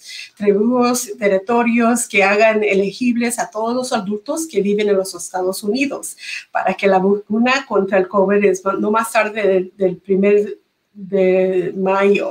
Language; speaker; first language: Spanish; early bilingual, heritage; Spanish